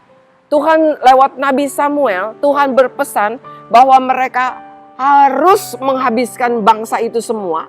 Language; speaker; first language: Indonesian; native; Indonesian